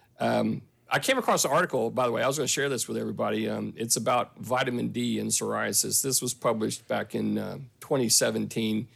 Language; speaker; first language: English; native; English